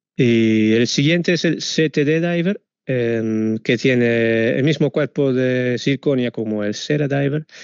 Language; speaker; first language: Spanish; non-native, fluent; Dutch